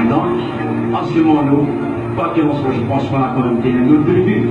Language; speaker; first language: French; non-native, local second language; Kabyle